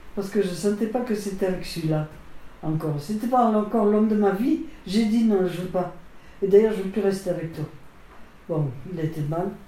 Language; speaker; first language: French; non-native, local second language; Swiss German